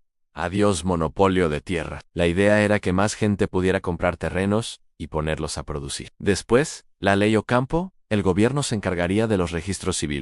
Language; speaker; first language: Spanish; native; Spanish